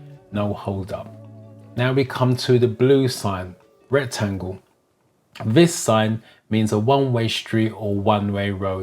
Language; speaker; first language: English; native; English